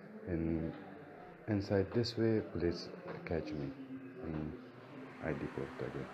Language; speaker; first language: English; non-native, learner; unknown